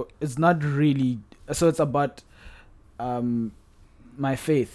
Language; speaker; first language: English; non-native, local second language; Northern Sotho